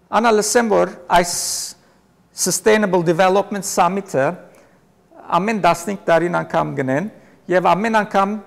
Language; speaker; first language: Armenian; native; Armenian